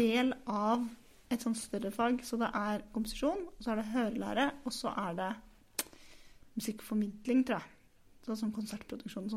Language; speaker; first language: Norwegian; native; Norwegian